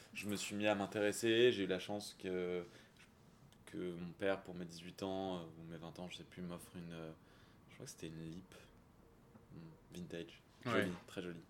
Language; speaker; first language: French; native; French